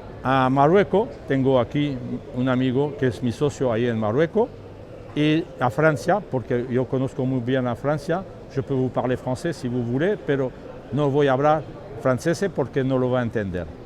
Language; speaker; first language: Spanish; non-native, learner; French